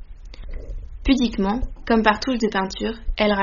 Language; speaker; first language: French; native; French